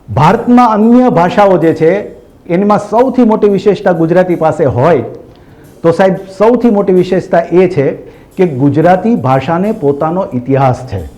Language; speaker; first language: Gujarati; native; Gujarati